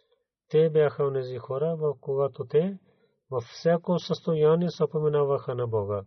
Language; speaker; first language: Bulgarian; non-native, learner; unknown